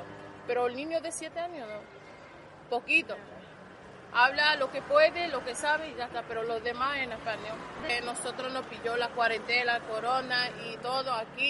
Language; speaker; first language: Spanish; non-native, fluent; Arabic